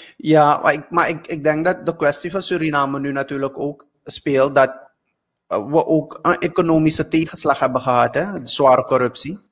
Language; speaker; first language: Dutch; native; Dutch